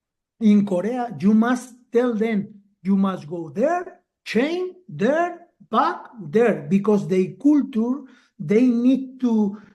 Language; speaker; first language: English; non-native, learner; Spanish